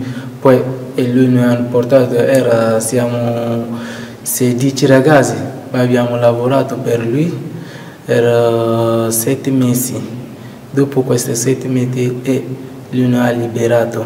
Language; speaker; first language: Italian; non-native, learner; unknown